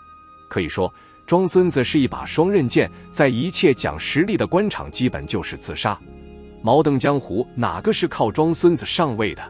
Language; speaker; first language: Chinese; native; Chinese